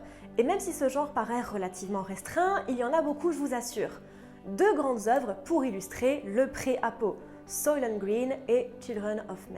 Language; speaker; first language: French; native; French